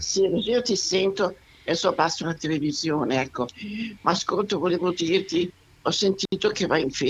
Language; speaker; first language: Italian; native; Italian